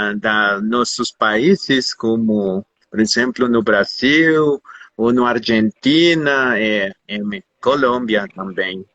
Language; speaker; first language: Portuguese; non-native, fluent; Spanish